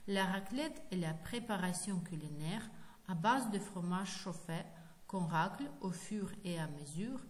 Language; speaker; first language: French; non-native, fluent; Ukrainian